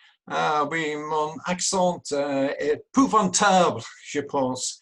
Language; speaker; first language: French; non-native, learner; English